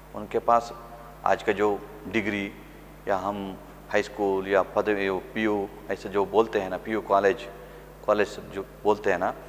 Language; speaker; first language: Hindi; non-native, local second language; Kannada